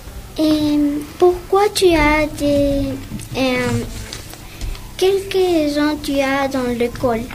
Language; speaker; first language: French; non-native, learner; Spanish